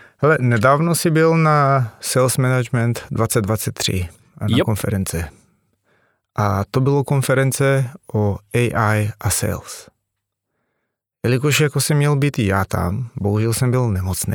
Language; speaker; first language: Czech; non-native, fluent; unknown